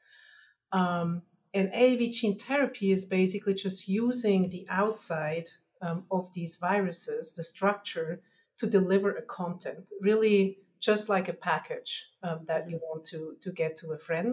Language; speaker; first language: English; non-native, fluent; German